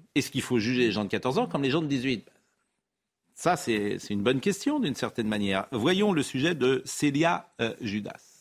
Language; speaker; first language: French; native; French